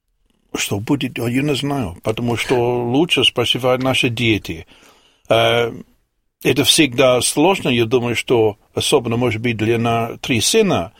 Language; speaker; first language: Russian; non-native, learner; English